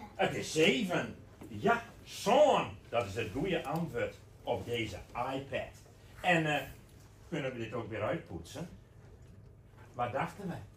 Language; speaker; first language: Dutch; non-native, local second language; Western Frisian